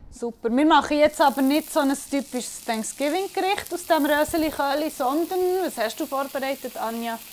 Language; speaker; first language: German; native; German